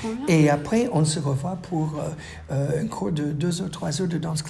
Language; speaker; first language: French; non-native, fluent; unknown